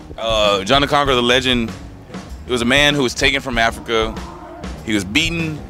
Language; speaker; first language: English; native; English